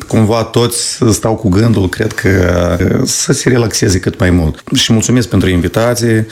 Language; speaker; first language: Romanian; native; Romanian